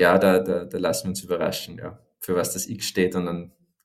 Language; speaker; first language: German; native; German